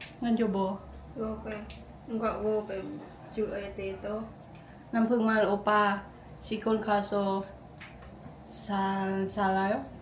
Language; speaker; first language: Korean; non-native, learner; Lao